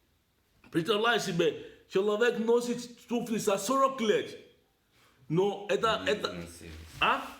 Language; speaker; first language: Russian; non-native, learner; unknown